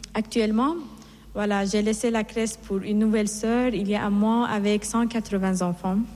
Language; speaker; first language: French; non-native, fluent; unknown